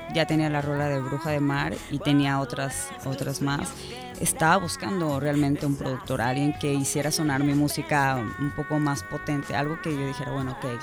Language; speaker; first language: Spanish; native; Spanish